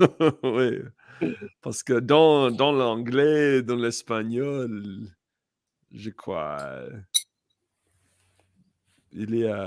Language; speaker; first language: French; non-native, learner; English